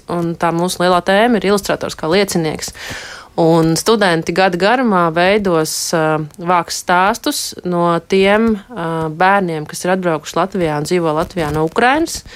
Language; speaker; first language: Latvian; native; Latvian